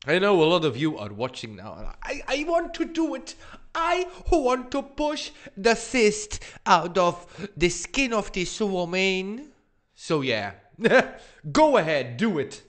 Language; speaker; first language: English; non-native, fluent; Dutch